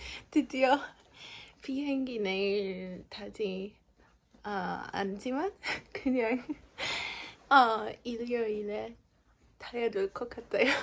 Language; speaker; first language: Korean; non-native, learner; Polish